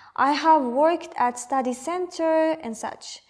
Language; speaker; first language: English; non-native, fluent; Kazakh